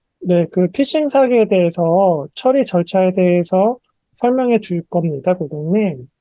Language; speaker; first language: Korean; native; Korean